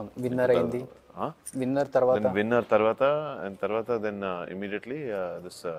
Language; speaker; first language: Telugu; non-native, learner; Hindi